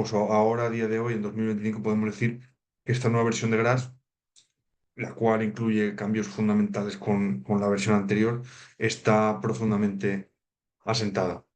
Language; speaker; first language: Spanish; native; Spanish